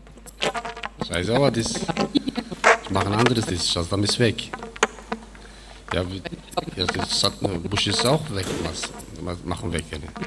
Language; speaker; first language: German; non-native, learner; Turkish